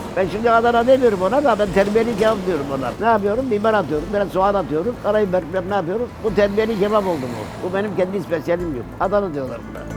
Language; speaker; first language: Turkish; native; Turkish